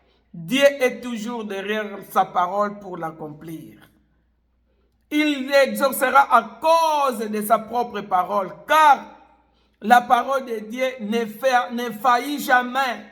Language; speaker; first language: French; non-native, local second language; Lingala